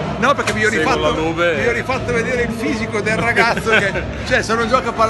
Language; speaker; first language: Italian; native; Italian